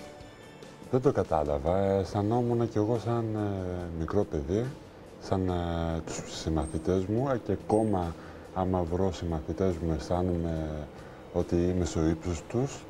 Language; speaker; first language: Greek; early bilingual, heritage; Greek